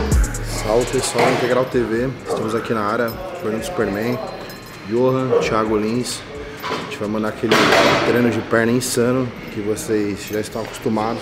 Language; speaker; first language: Portuguese; native; Portuguese